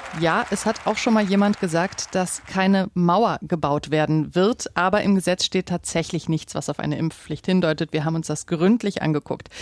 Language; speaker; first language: German; native; German